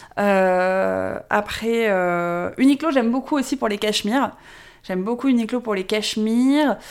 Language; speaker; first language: French; native; French